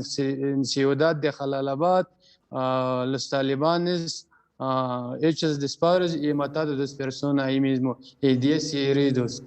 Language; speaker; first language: Spanish; non-native, learner; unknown